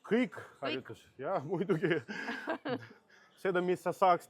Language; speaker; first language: Estonian; non-native, local second language; Russian